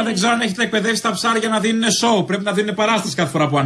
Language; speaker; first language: Greek; native; Greek